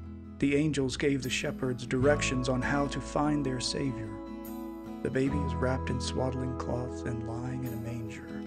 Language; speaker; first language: English; native; English